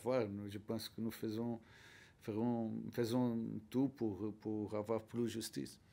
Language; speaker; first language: French; non-native, learner; Portuguese